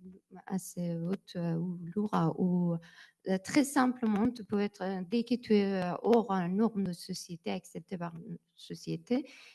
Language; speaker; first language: French; non-native, learner; Persian